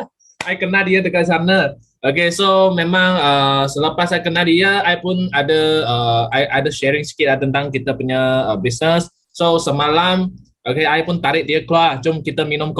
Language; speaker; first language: Malay; native; Malay